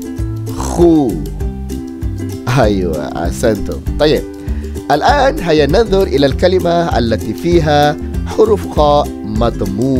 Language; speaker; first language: Arabic; non-native, fluent; Malay